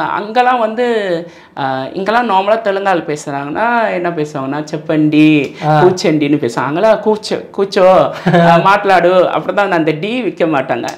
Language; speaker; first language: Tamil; non-native, local second language; Min Nan Chinese